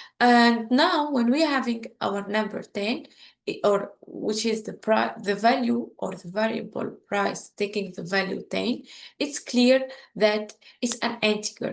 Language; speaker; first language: English; non-native, fluent; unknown